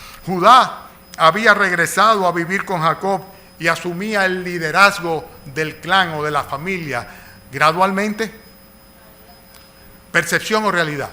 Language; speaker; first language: Spanish; native; Spanish